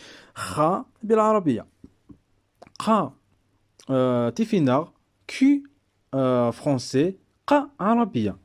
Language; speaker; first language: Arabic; non-native, local second language; Berber languages